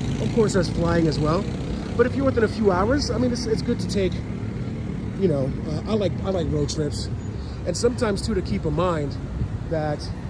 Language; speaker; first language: English; native; English